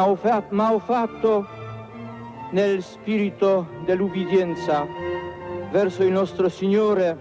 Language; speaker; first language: Italian; non-native, fluent; Polish